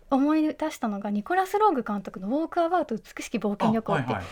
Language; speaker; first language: Japanese; native; Japanese